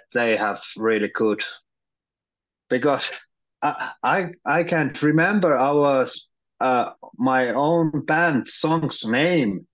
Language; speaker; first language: English; non-native, learner; Finnish